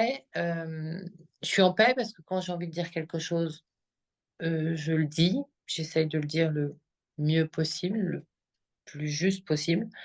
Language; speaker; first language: French; native; French